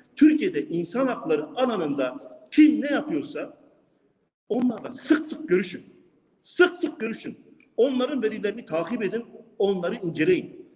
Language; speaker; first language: Turkish; non-native, local second language; Kurdish